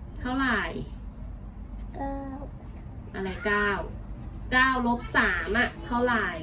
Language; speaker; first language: Thai; native; Thai